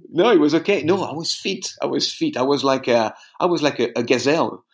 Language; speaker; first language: English; non-native, fluent; French